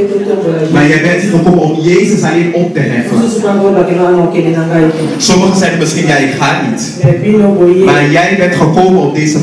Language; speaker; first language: Dutch; non-native, fluent; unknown